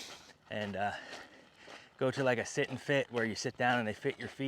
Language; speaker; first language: English; native; English